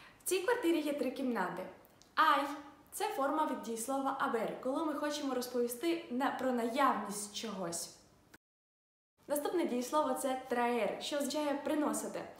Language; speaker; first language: Ukrainian; native; Ukrainian